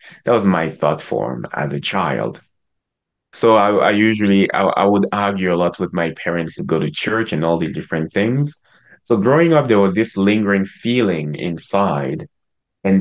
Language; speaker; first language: English; non-native, local second language; French